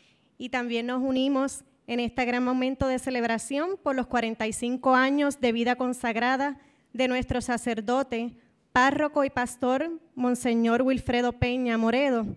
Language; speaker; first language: Spanish; native; Spanish